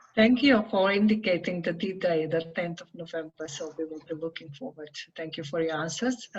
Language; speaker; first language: English; non-native, fluent; Macedonian